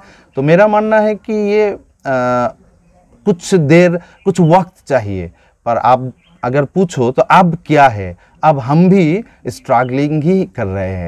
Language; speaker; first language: Hindi; non-native, fluent; Bangla